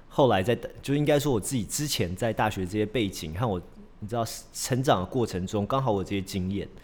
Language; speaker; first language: Chinese; early bilingual, heritage; Chinese